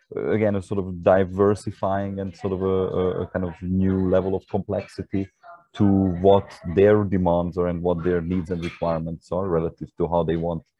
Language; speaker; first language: English; non-native, fluent; Hungarian